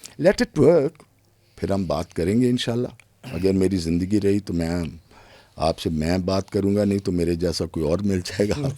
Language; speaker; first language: Urdu; non-native, local second language; Punjabi